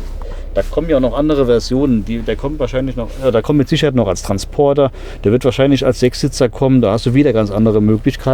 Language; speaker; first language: German; native; German